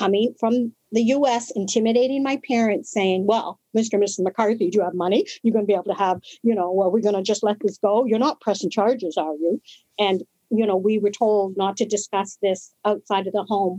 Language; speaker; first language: English; native; English